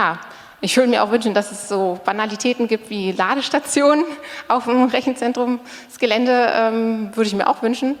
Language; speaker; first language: German; native; German